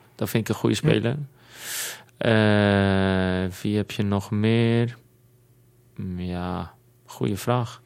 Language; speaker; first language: Dutch; non-native, fluent; Greek